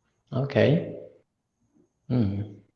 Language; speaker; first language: English; non-native, learner; Khmer